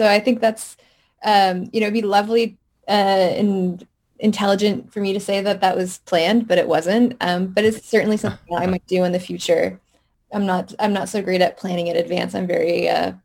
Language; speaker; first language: English; native; English